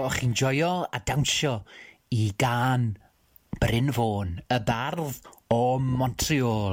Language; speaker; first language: Welsh; non-native, fluent; English